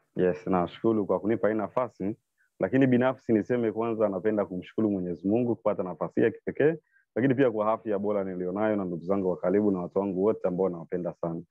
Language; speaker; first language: Swahili; native; Swahili